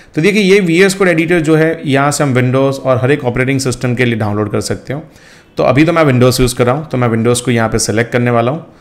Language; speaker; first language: Hindi; non-native, local second language; Gujarati